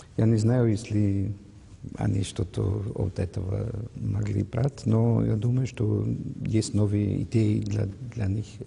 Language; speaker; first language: Russian; non-native, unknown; German